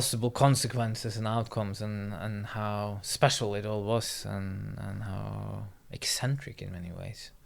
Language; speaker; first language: English; non-native, fluent; Norwegian